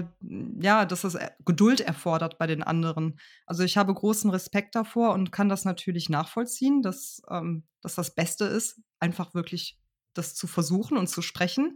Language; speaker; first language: German; native; German